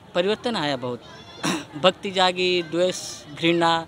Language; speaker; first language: Hindi; native; Hindi